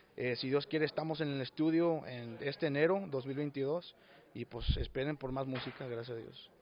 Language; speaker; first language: Spanish; early bilingual, heritage; Spanish